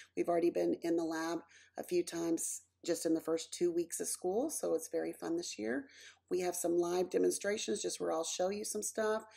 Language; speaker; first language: English; native; English